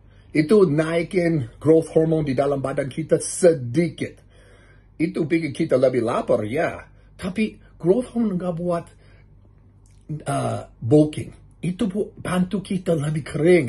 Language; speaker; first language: Indonesian; non-native, learner; English